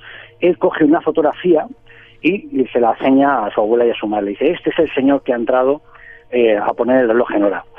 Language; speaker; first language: Spanish; native; Spanish